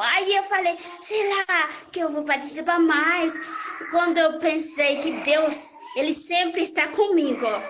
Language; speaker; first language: Portuguese; non-native, learner; Haitian Creole